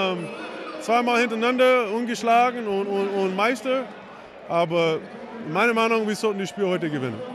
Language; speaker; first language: German; non-native, learner; English